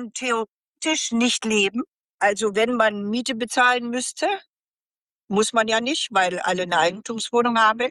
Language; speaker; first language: German; native; German